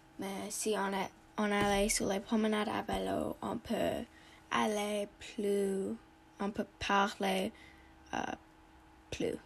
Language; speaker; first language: French; non-native, learner; English